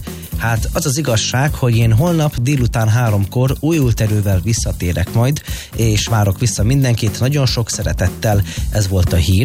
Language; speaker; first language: Hungarian; native; Hungarian